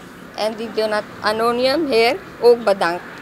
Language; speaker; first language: Dutch; non-native, local second language; Caribbean Hindustani